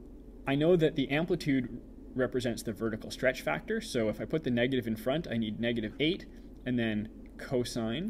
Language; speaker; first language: English; native; English